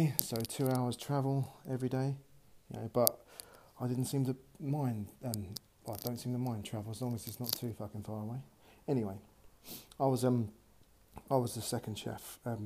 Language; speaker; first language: English; native; English